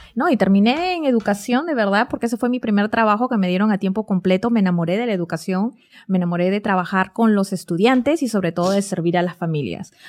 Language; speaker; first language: Spanish; native; Spanish